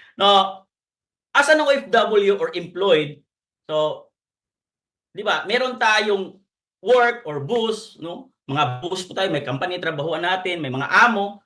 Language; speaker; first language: Filipino; non-native, local second language; Cebuano